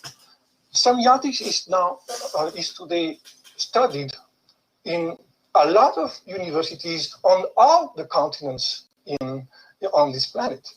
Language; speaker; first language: English; non-native, fluent; French